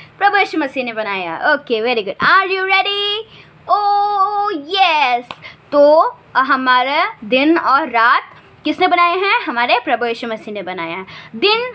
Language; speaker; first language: Hindi; native; Hindi